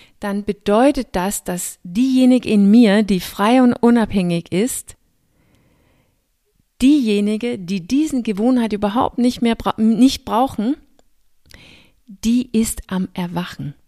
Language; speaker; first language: German; non-native, fluent; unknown